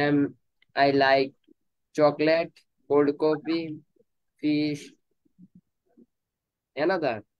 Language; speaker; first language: English; non-native, learner; Bangla